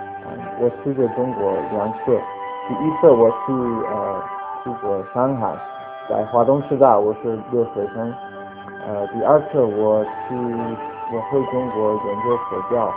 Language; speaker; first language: Chinese; non-native, learner; English